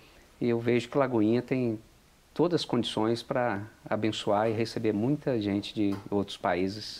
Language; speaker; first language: Portuguese; native; Portuguese